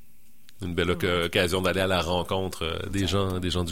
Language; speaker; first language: French; native; French